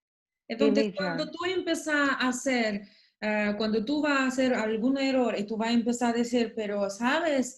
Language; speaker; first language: Spanish; non-native, learner; Russian